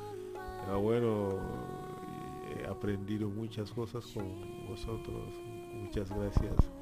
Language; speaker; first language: Spanish; non-native, fluent; Wolof